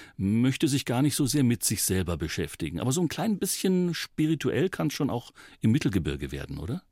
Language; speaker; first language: German; native; German